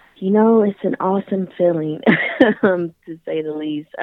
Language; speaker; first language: English; native; English